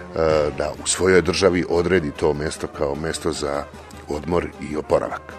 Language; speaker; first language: Serbian; native; Serbian